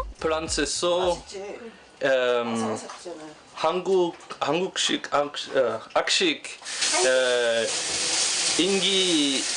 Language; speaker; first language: Korean; non-native, learner; French